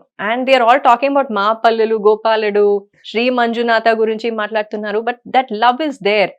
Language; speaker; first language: Telugu; non-native, fluent; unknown